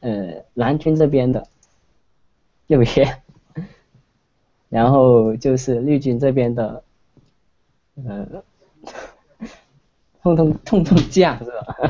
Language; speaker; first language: Chinese; non-native, local second language; Cantonese